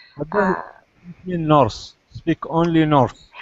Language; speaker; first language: English; non-native, learner; Arabic